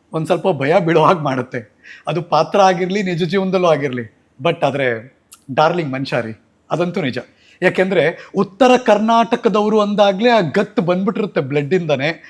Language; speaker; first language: Kannada; native; Kannada